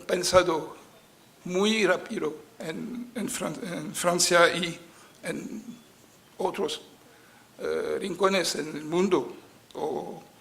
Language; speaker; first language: Spanish; non-native, fluent; French